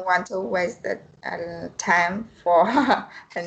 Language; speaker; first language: English; non-native, learner; Vietnamese